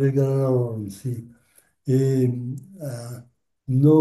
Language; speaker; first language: Spanish; non-native, learner; Polish